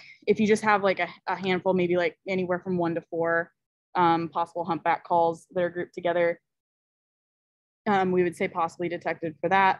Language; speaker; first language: English; native; English